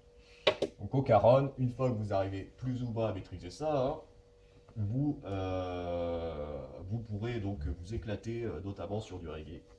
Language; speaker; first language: French; native; French